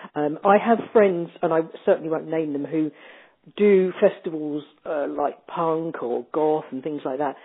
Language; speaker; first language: English; native; English